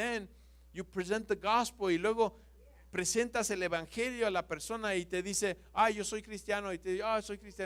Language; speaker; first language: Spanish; non-native, fluent; English